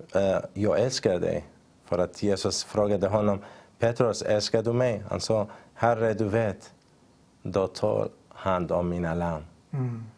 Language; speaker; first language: Swedish; non-native, fluent; Arabic